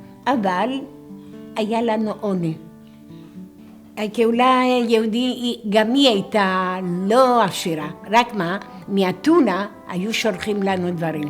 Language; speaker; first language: Hebrew; non-native, fluent; Greek